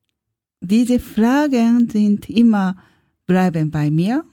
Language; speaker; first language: German; non-native, learner; Japanese